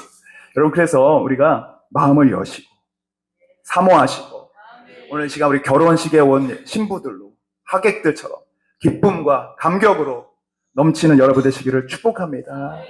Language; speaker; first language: Korean; native; Korean